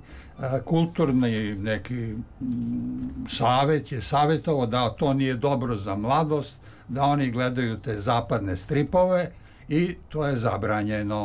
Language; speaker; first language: Serbian; native; Serbian